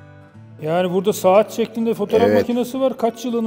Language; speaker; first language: Turkish; native; Turkish